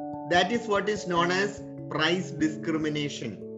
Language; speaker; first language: English; non-native, local second language; Malayalam